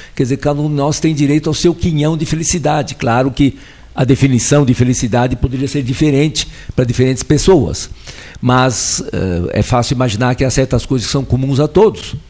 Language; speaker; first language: Portuguese; early bilingual, other home language; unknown